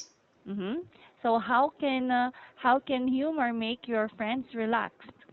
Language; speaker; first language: English; non-native, fluent; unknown